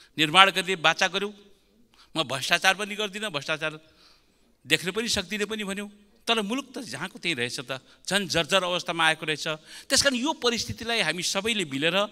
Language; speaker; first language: Nepali; native; Nepali